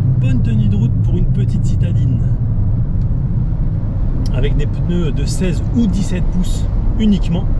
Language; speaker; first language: French; native; French